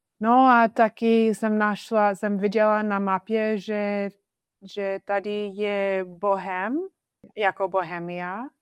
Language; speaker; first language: Czech; non-native, fluent; English